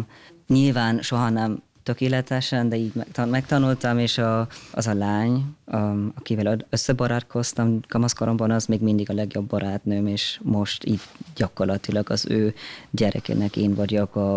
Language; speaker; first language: Hungarian; non-native, fluent; German